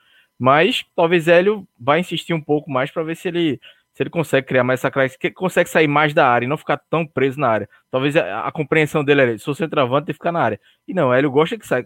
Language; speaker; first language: Portuguese; native; Portuguese